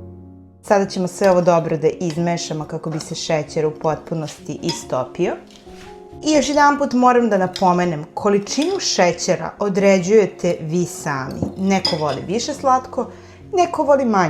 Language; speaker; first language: Serbian; native; Serbian